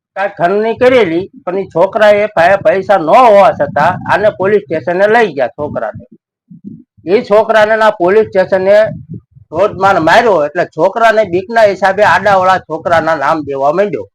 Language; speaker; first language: Gujarati; native; Gujarati